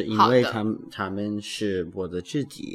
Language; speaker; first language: Chinese; non-native, learner; English